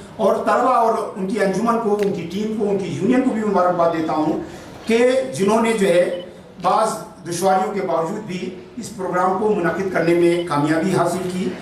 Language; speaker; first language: Urdu; native; Urdu